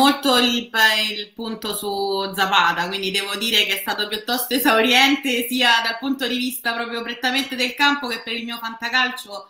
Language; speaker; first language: Italian; native; Italian